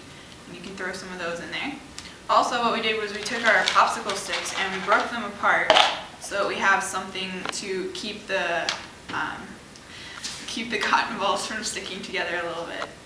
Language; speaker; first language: English; native; English